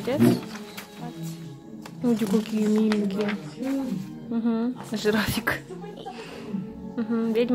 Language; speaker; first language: Russian; native; Russian